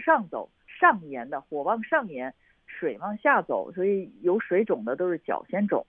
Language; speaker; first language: Chinese; native; Chinese